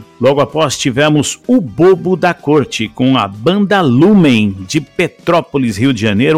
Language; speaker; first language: Portuguese; native; Portuguese